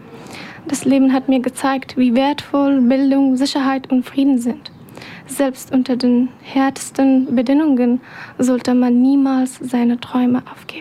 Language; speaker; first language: German; non-native, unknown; Persian